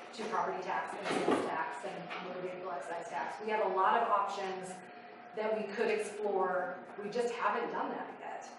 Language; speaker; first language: English; native; English